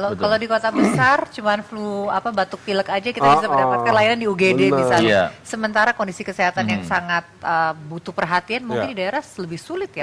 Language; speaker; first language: Indonesian; native; Indonesian